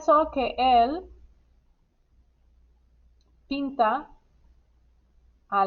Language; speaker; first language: Spanish; non-native, fluent; English